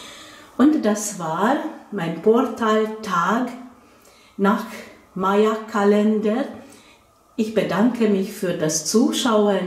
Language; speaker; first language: German; non-native, fluent; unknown